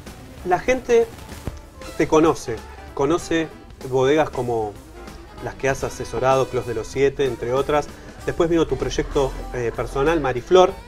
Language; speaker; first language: Spanish; native; Spanish